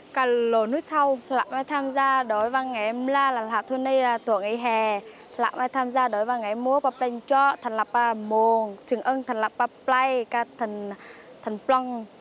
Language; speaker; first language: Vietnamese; non-native, local second language; Eastern Cham